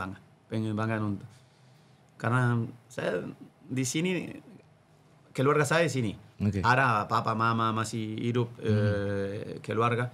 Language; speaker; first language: Indonesian; non-native, learner; Spanish